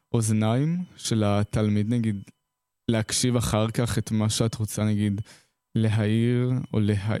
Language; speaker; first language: Hebrew; native; Hebrew